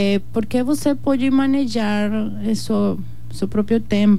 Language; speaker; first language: Portuguese; non-native, learner; Spanish